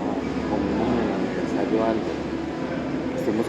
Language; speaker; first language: Spanish; early bilingual, heritage; Spanish